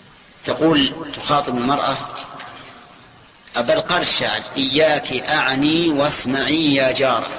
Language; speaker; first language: Arabic; native; Arabic